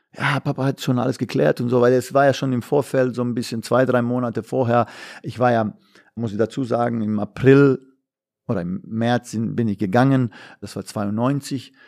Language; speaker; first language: German; non-native, fluent; Bosnian